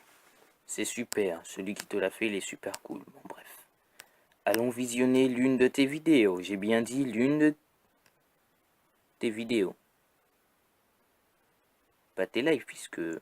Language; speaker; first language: French; native; French